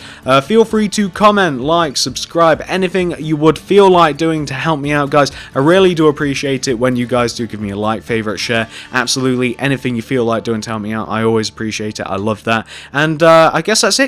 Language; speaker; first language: English; native; English